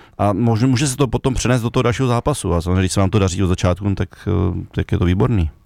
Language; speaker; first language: Czech; native; Czech